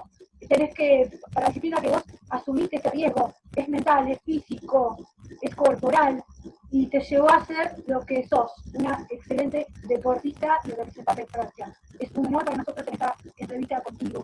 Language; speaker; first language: Spanish; native; Spanish